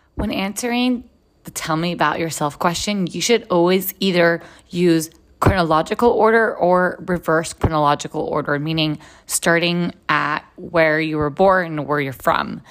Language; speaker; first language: English; non-native, fluent; Hebrew